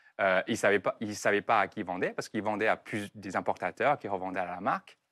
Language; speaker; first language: French; non-native, fluent; Chinese